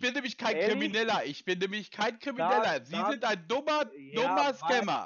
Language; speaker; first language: German; native; German